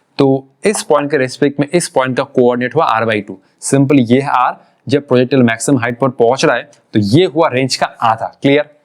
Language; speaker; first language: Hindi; non-native, local second language; Bangla